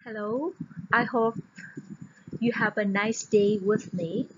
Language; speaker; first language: English; non-native, fluent; Vietnamese